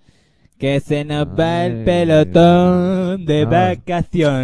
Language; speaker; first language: Spanish; native; Spanish